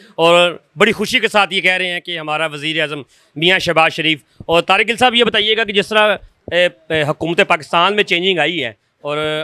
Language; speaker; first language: Urdu; non-native, local second language; Punjabi